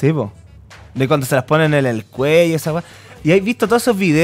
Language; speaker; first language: Spanish; native; Spanish